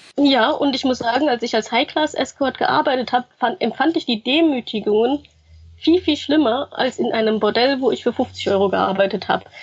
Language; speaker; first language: German; early bilingual, other home language; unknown